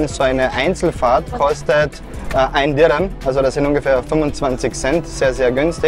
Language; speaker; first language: German; native; German